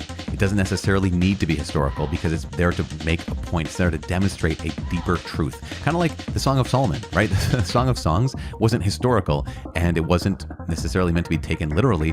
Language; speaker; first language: English; native; English